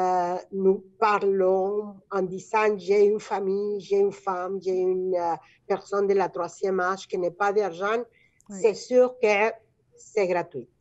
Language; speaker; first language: French; non-native, fluent; Spanish